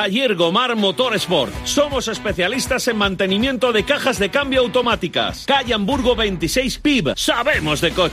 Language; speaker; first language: Spanish; native; Spanish